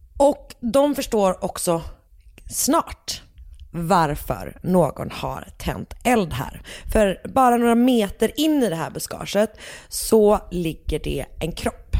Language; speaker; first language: Swedish; native; Swedish